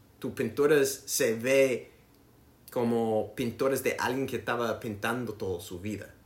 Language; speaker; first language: Spanish; non-native, learner; English